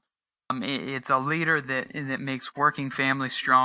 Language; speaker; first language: English; native; English